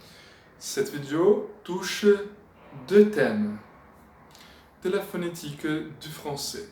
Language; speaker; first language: French; non-native, fluent; Portuguese